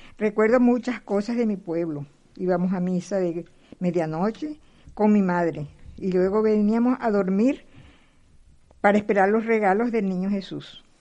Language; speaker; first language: Spanish; native; Spanish